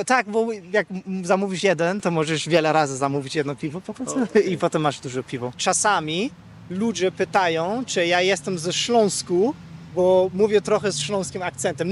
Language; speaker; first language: Polish; non-native, learner; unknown